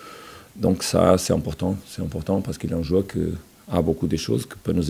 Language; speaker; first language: French; non-native, fluent; Portuguese